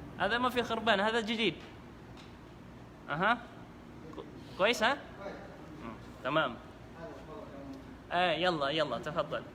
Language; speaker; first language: Arabic; non-native, learner; Maranao